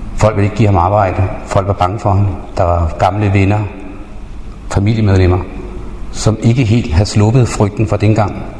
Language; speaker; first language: Danish; early bilingual, other home language; Spanish